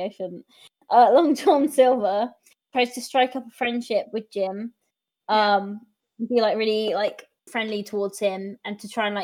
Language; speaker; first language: English; native; English